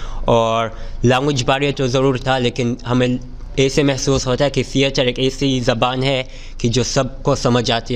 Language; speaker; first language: Hindi; early bilingual, heritage; Hindi